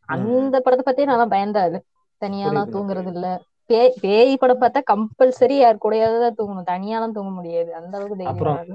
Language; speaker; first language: Tamil; native; Tamil